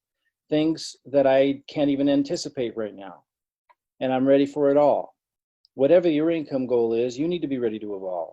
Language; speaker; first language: English; native; English